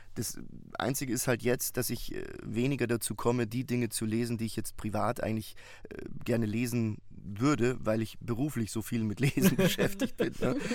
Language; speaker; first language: German; native; German